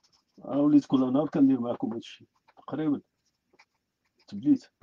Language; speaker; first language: Arabic; native; Arabic